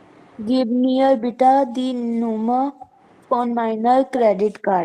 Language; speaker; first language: German; non-native, learner; Hindi